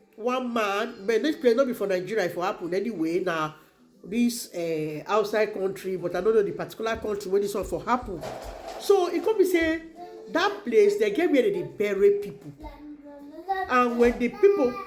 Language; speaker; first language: Nigerian Pidgin; native; Nigerian Pidgin